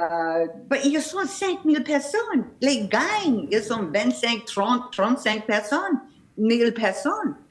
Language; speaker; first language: French; non-native, learner; English